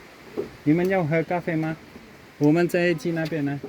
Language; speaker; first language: Chinese; non-native, learner; Filipino